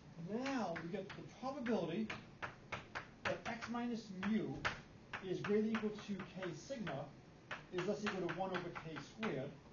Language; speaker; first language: English; native; English